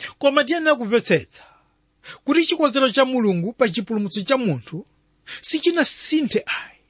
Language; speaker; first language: Nyanja; non-native, local second language; Tumbuka